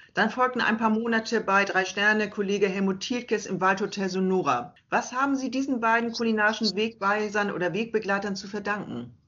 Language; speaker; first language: German; native; German